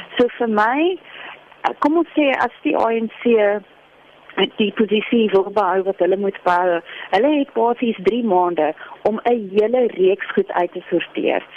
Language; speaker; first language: Afrikaans; non-native, local second language; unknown